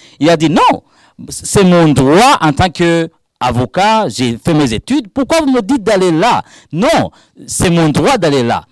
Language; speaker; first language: French; non-native, local second language; Rundi